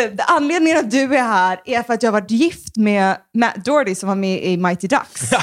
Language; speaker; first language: Swedish; native; Swedish